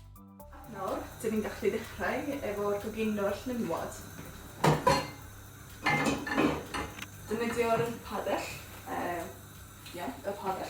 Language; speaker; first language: Welsh; non-native, learner; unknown